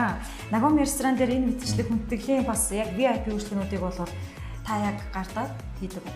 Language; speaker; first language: Mongolian; native; Mongolian